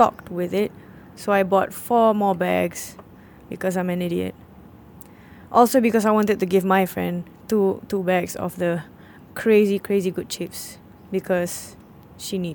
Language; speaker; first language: English; non-native, local second language; Malay